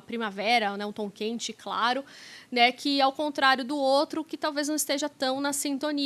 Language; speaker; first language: Portuguese; native; Portuguese